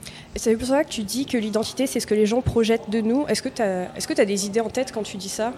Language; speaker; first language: French; native; French